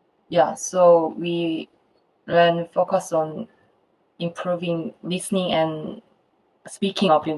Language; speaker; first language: English; non-native, fluent; Korean